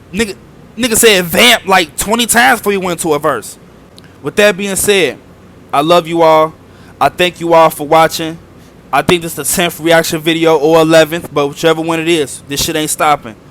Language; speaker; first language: English; native; English